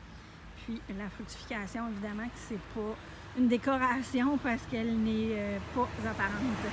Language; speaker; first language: French; native; French